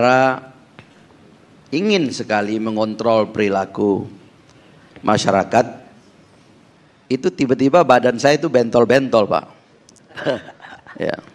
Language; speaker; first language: Indonesian; native; Indonesian